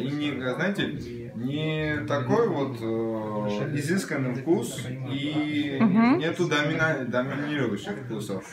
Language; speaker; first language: Russian; non-native, fluent; Georgian